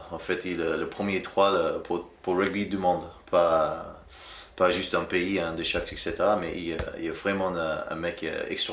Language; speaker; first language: French; non-native, learner; English